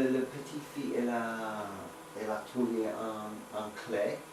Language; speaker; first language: French; non-native, learner; English